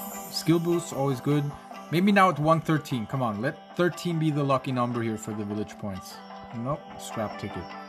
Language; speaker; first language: English; non-native, fluent; German